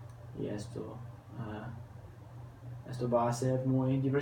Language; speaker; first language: Spanish; non-native, learner; English